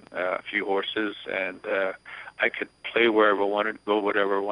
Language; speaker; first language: English; early bilingual, other home language; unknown